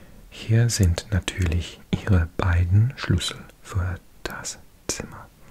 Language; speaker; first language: German; non-native, learner; English